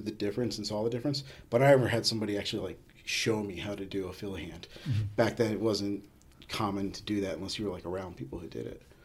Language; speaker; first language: English; native; English